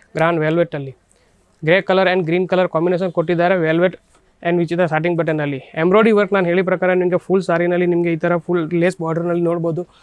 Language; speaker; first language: Kannada; non-native, learner; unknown